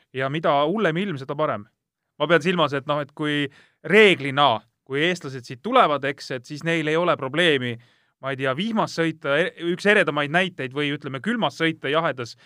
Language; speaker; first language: Estonian; native; Estonian